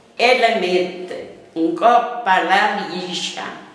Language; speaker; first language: Italian; native; Italian